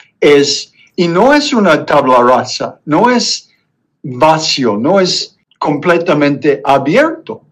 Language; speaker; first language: Spanish; non-native, fluent; English